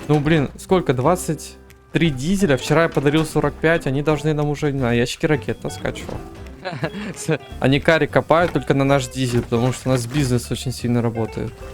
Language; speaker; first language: Russian; native; Russian